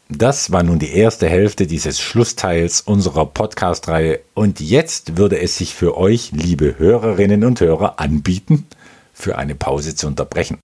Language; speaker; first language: German; native; German